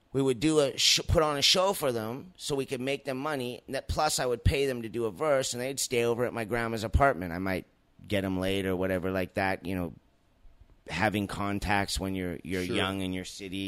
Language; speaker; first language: English; native; English